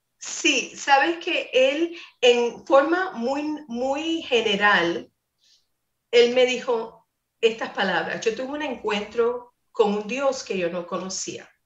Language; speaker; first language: Spanish; non-native, fluent; English